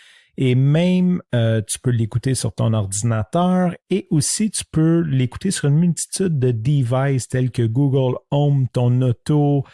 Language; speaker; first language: French; native; French